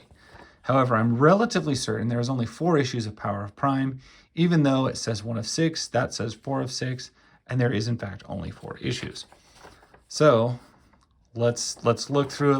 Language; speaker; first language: English; native; English